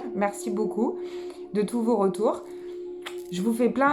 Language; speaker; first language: French; native; French